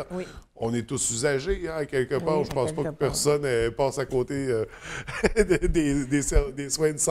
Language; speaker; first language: French; native; French